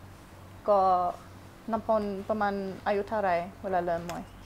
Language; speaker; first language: Thai; non-native, learner; English